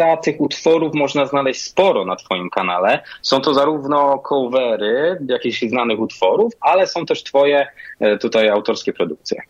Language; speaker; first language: Polish; native; Polish